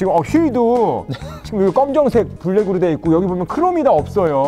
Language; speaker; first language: Korean; native; Korean